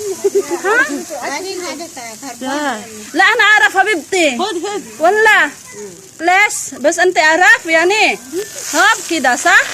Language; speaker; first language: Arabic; non-native, learner; Filipino